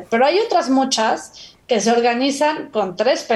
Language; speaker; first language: Spanish; native; Spanish